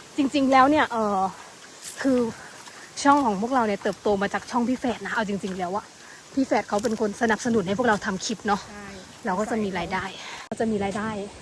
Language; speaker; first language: Thai; native; Thai